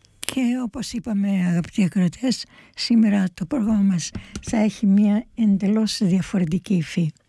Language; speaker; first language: Greek; native; Greek